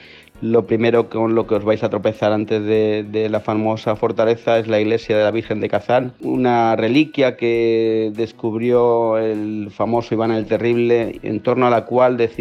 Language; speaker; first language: Spanish; native; Spanish